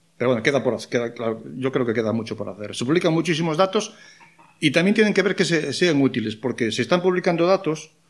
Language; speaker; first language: Spanish; non-native, local second language; Galician